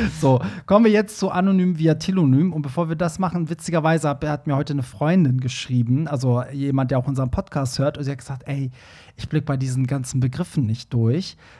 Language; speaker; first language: German; early bilingual, other home language; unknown